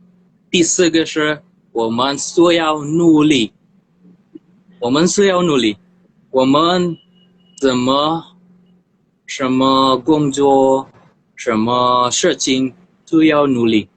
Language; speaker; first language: Chinese; non-native, learner; Indonesian